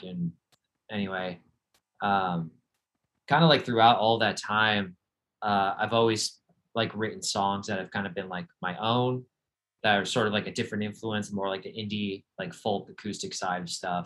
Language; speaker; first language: English; native; English